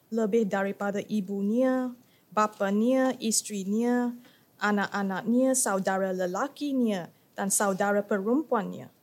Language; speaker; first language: English; non-native, local second language; Chinese